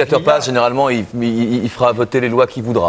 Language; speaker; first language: French; native; French